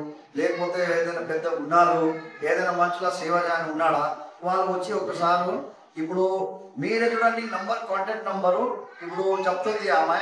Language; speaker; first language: Telugu; non-native, local second language; Hindi